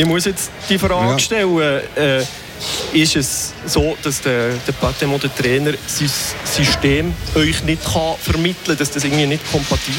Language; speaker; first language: German; native; German